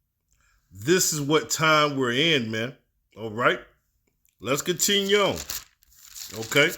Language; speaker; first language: English; native; English